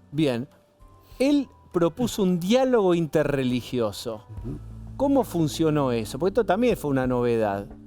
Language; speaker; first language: Spanish; native; Spanish